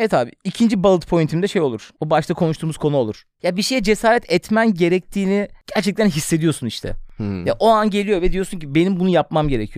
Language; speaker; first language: Turkish; native; Turkish